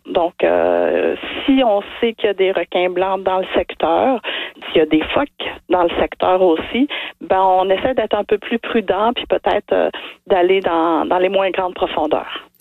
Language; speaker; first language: French; native; French